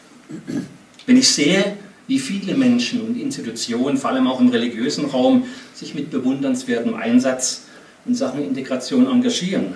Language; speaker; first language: German; native; German